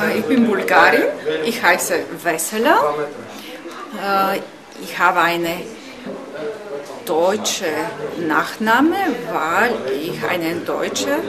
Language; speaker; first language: German; non-native, fluent; Bulgarian